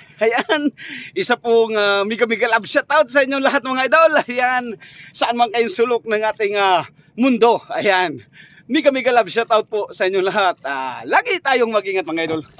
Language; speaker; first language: Filipino; native; Filipino